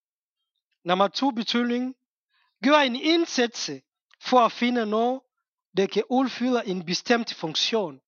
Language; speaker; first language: Danish; non-native, fluent; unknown